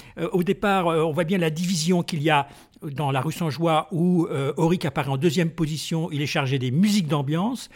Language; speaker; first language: French; native; French